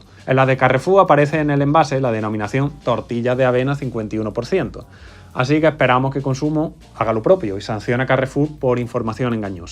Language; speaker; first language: Spanish; native; Spanish